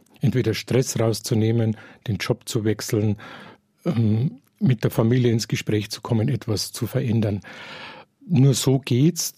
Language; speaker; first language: German; native; German